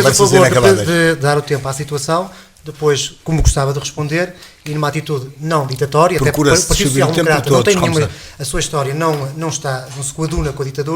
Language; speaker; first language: Portuguese; native; Portuguese